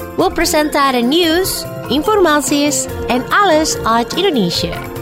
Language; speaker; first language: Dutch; non-native, fluent; Indonesian